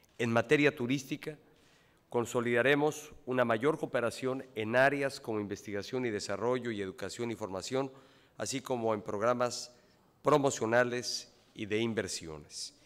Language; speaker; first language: Spanish; native; Spanish